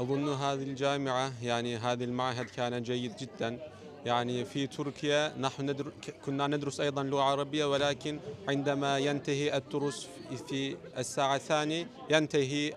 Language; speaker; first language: Arabic; non-native, learner; Turkish